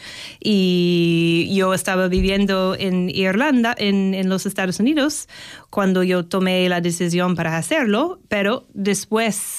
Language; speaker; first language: Spanish; non-native, fluent; English